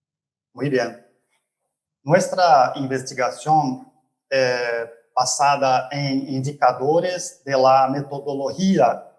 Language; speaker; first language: Spanish; non-native, fluent; Portuguese